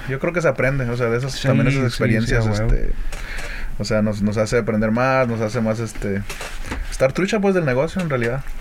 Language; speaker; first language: Spanish; native; Spanish